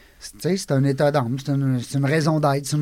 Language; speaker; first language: French; native; French